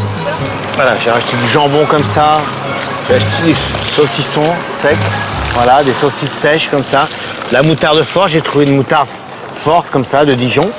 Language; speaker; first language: French; native; French